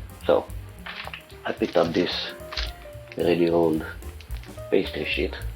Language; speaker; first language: English; non-native, fluent; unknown